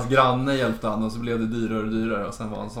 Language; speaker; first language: Swedish; native; Swedish